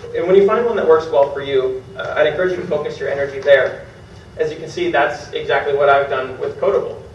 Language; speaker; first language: English; native; English